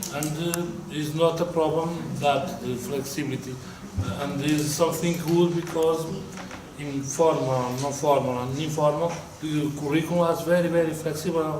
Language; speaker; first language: English; non-native, fluent; Portuguese